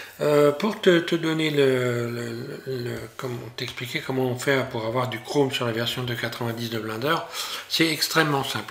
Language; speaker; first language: French; native; French